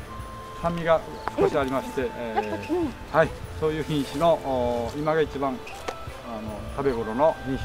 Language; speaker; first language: Japanese; native; Japanese